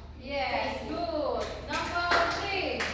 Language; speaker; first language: English; non-native, learner; Indonesian